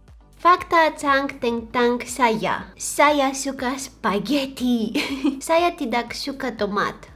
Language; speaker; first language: Indonesian; non-native, learner; Bulgarian